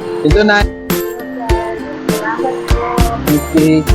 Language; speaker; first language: Filipino; non-native, learner; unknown